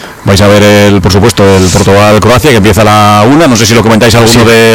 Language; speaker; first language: Spanish; native; Spanish